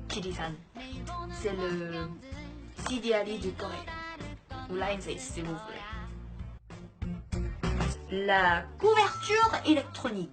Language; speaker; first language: French; non-native, fluent; Korean